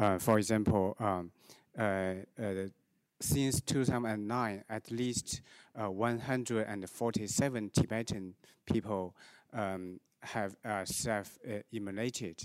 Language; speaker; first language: English; non-native, fluent; Chinese